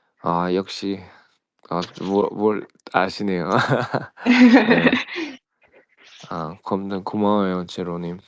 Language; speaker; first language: Korean; early bilingual, heritage; Korean